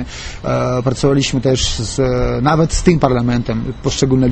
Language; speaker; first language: Polish; non-native, fluent; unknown